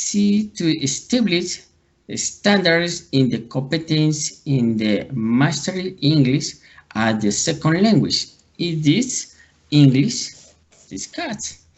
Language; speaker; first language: English; non-native, learner; Spanish